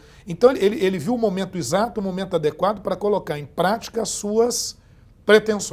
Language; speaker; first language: Portuguese; native; Portuguese